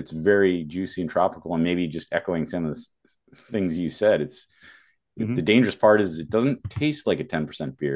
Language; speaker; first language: English; native; English